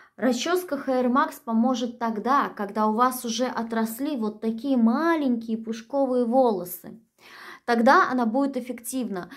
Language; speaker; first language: Russian; native; Russian